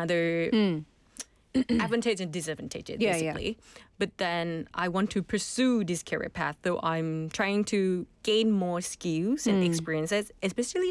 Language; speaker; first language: English; non-native, fluent; Thai